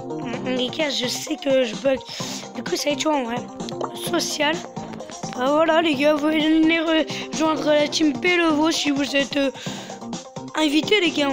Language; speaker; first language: French; native; French